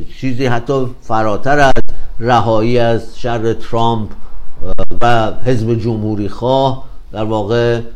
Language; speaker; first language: Persian; native; Persian